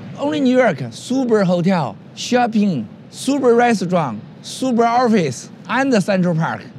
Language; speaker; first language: English; non-native, learner; Chinese